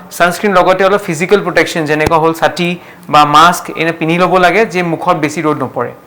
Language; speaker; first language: Assamese; non-native, local second language; Marwari